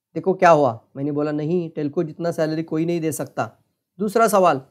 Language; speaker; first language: Hindi; non-native, local second language; Marathi